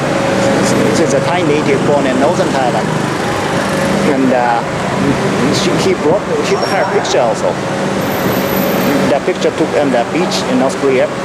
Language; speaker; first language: English; non-native, fluent; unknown